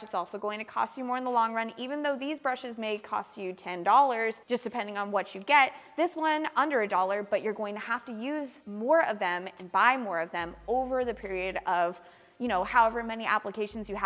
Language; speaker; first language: English; native; English